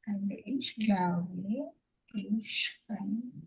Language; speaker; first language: German; non-native, learner; Filipino